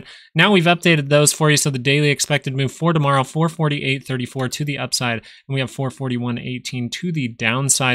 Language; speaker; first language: English; native; English